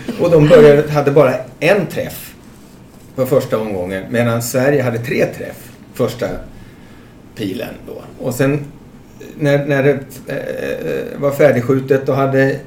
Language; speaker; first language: Swedish; native; Swedish